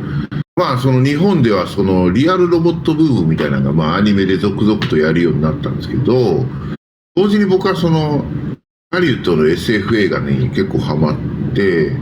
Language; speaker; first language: Japanese; native; Japanese